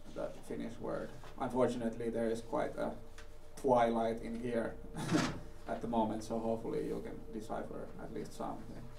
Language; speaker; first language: English; non-native, fluent; Finnish